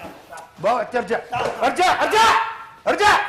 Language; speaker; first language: Arabic; native; Arabic